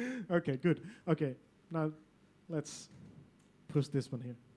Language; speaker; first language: English; non-native, fluent; Finnish